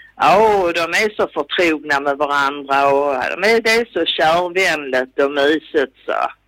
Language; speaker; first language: Swedish; native; Swedish